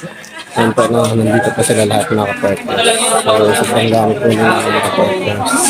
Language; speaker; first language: Filipino; native; Filipino